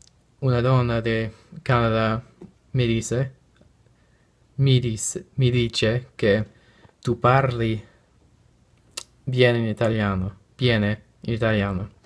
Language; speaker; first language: Italian; non-native, learner; English